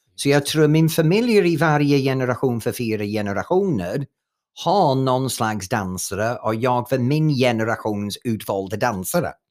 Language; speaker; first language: Swedish; non-native, fluent; English